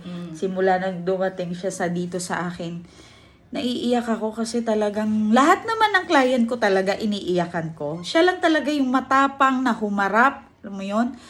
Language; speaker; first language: Filipino; native; Filipino